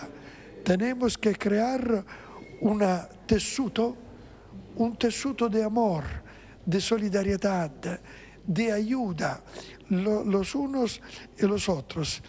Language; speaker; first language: Spanish; non-native, fluent; Italian